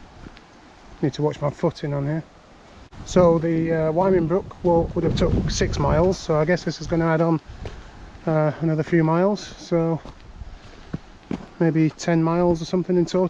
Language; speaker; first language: English; native; English